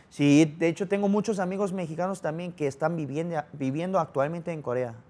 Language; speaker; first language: Spanish; early bilingual, other home language; Korean